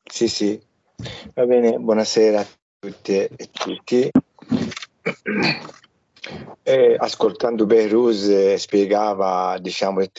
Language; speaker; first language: Italian; non-native, fluent; Persian